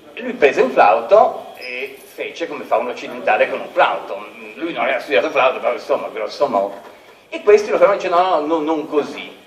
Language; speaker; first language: Italian; native; Italian